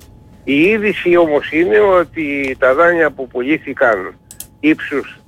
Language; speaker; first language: Greek; native; Greek